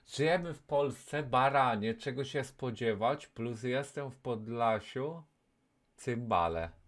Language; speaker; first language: Polish; native; Polish